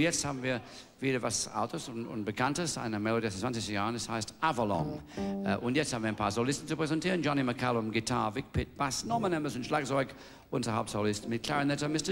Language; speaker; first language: German; non-native, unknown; English